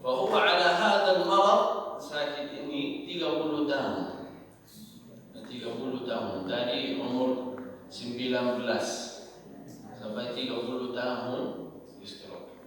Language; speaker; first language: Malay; non-native, learner; Arabic